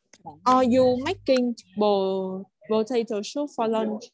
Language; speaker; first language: English; non-native, learner; Vietnamese